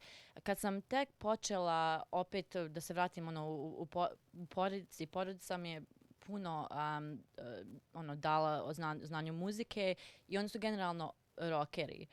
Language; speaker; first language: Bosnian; early bilingual, heritage; Serbian